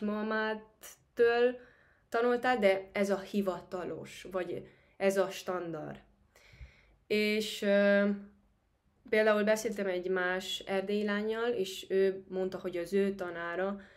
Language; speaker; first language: Hungarian; non-native, fluent; Spanish